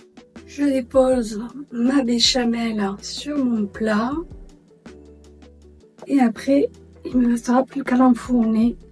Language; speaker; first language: French; native; French